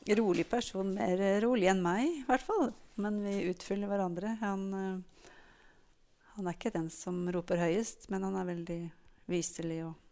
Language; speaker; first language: Norwegian; native; Norwegian